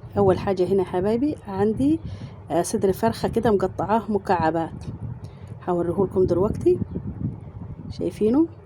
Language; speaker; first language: Egyptian Arabic; native; Egyptian Arabic